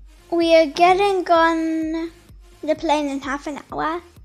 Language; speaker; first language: English; native; English